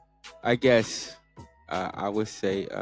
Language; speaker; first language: English; native; English